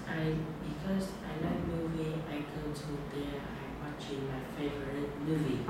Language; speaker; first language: English; non-native, learner; Vietnamese